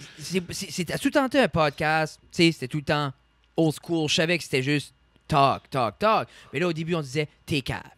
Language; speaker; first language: French; native; French